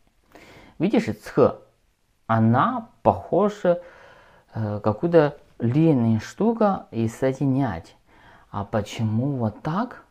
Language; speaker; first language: Russian; non-native, learner; Chinese